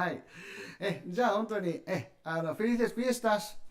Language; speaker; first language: Japanese; native; Japanese